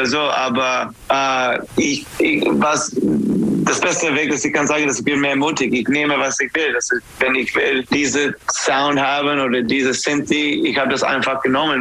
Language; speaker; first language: German; non-native, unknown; English